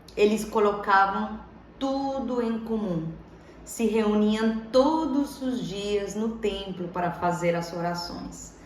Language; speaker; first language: Portuguese; non-native, fluent; Spanish